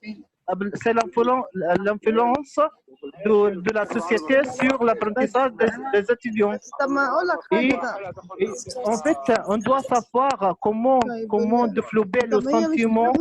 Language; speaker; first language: French; non-native, local second language; Arabic